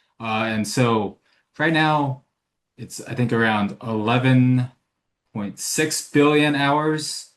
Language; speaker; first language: English; native; English